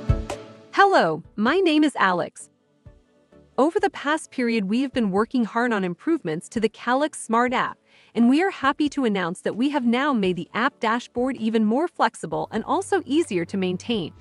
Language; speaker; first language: English; non-native, fluent; Dutch